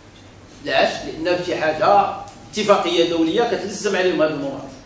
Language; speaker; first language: Arabic; native; Arabic